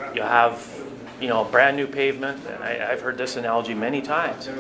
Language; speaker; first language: English; native; English